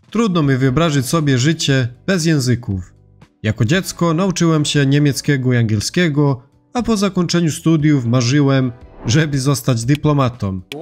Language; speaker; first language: Polish; non-native, fluent; Serbian